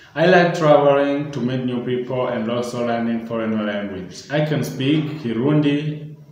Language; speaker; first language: English; non-native, fluent; Rundi